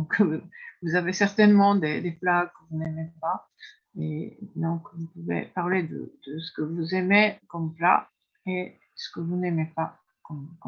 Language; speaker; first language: French; non-native, fluent; Japanese